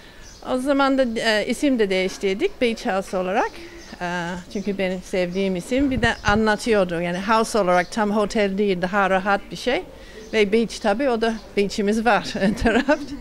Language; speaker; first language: Turkish; non-native, fluent; English